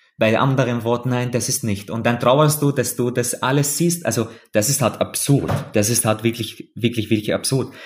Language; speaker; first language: German; non-native, fluent; Arabic